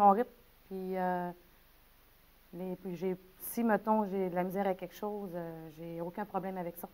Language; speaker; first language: French; native; French